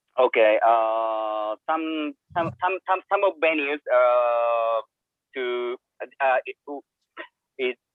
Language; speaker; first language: English; non-native, learner; Japanese